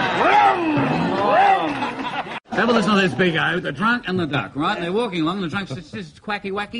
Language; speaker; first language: English; native; English